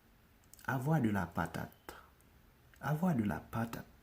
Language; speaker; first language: French; non-native, local second language; Haitian Creole